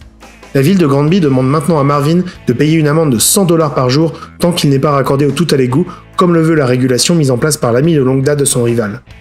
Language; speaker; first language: French; native; French